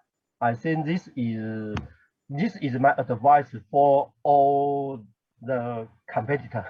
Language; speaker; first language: English; non-native, learner; Chinese